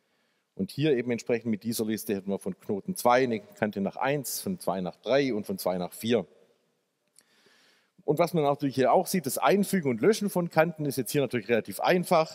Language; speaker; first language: German; native; German